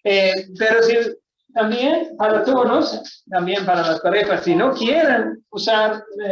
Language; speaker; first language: Spanish; non-native, fluent; Swedish